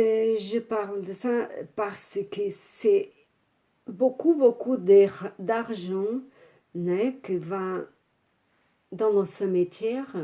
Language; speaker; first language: French; non-native, fluent; Portuguese